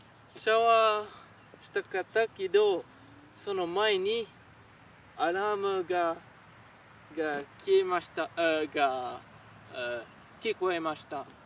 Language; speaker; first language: Japanese; non-native, learner; French